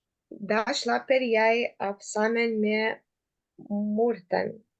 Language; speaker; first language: Norwegian; non-native, learner; Lithuanian